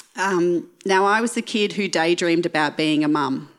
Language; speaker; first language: English; native; English